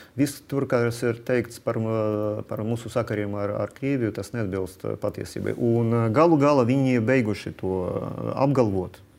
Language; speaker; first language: Latvian; non-native, local second language; Russian